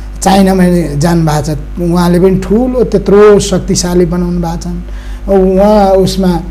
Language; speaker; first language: Nepali; non-native, local second language; Eastern Tamang